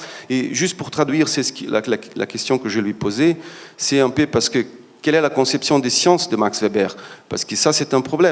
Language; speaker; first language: French; non-native, fluent; Portuguese